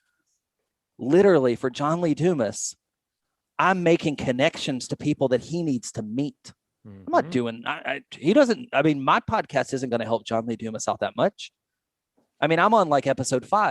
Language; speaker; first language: English; native; English